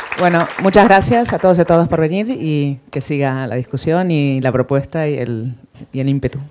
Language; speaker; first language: Spanish; native; Spanish